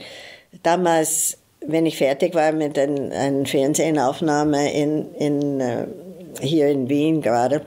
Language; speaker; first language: German; non-native, fluent; English